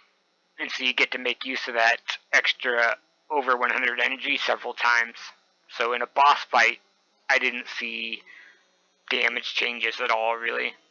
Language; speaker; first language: English; native; English